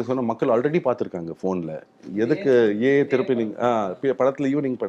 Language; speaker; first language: Tamil; non-native, local second language; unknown